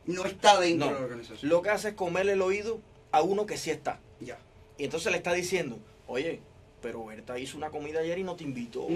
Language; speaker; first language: Spanish; native; Spanish